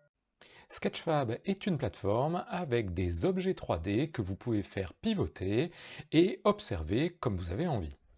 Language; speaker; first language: French; native; French